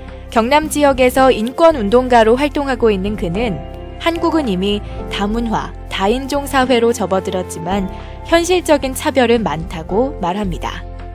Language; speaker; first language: Korean; native; Korean